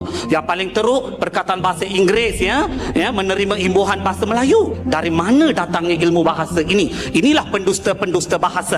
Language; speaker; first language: Malay; native; Malay